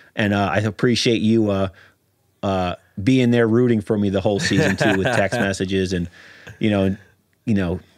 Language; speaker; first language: English; native; English